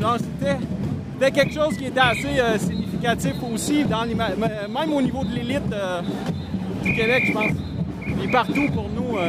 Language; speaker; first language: French; native; French